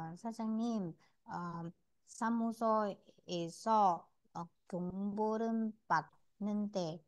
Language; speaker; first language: Korean; non-native, learner; Vietnamese